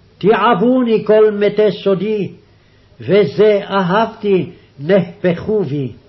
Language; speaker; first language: Hebrew; native; Hebrew